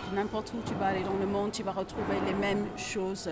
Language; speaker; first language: French; non-native, fluent; English